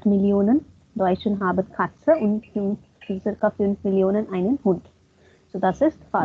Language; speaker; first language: German; non-native, fluent; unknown